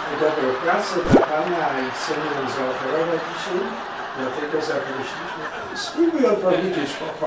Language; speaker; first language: Polish; early bilingual, heritage; Polish